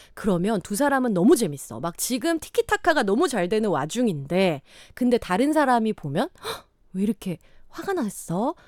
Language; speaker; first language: Korean; native; Korean